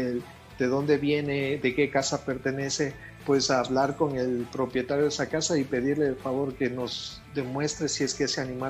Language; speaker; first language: Spanish; native; Spanish